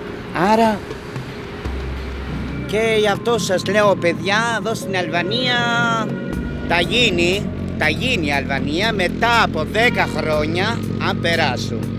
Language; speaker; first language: Greek; non-native, learner; Albanian